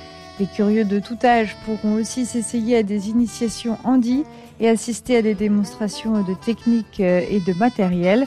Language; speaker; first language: French; native; French